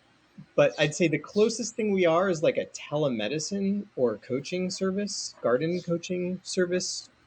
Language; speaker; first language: English; native; English